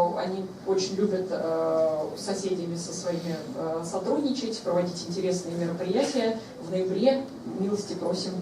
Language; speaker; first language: Russian; native; Russian